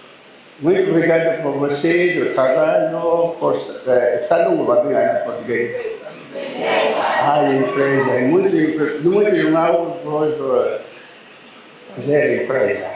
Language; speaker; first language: Portuguese; non-native, learner; Lingala